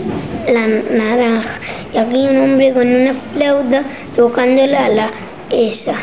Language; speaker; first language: Spanish; early bilingual, other home language; Arabic